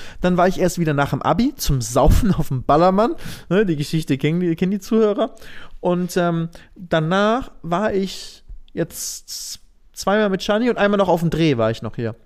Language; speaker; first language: German; native; German